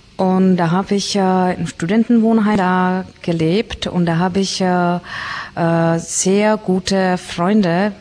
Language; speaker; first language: German; non-native, fluent; Czech